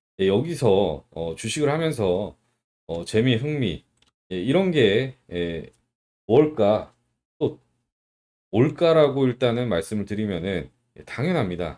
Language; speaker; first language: Korean; native; Korean